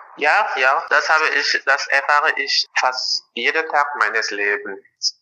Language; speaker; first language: German; non-native, fluent; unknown